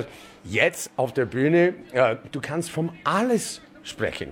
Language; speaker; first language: German; non-native, learner; English